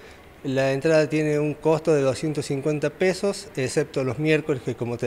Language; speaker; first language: Spanish; native; Spanish